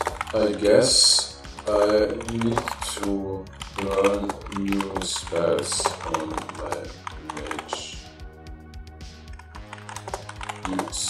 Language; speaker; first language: English; non-native, learner; German